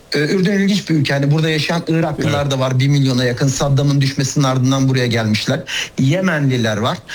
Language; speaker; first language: Turkish; native; Turkish